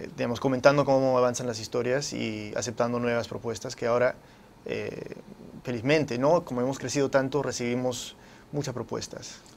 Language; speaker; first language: Spanish; early bilingual, heritage; Spanish